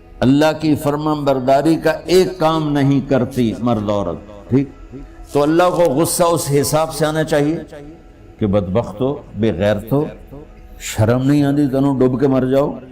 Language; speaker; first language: Urdu; non-native, local second language; Punjabi